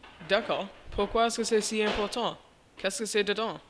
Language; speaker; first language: French; non-native, learner; English